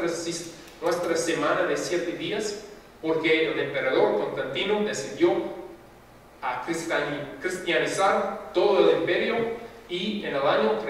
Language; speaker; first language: Spanish; non-native, fluent; English